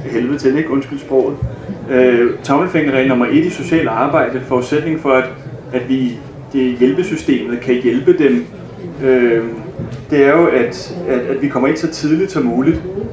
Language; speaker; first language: Danish; native; Danish